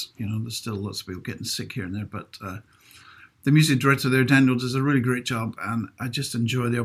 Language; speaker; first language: English; native; English